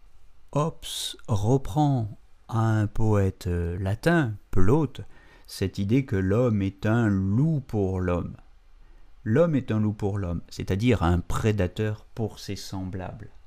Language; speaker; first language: French; native; French